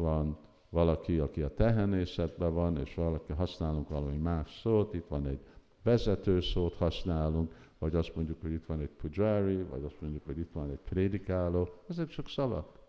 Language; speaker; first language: Hungarian; early bilingual, heritage; Hungarian